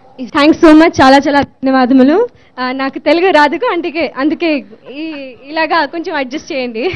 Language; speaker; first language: Telugu; non-native, learner; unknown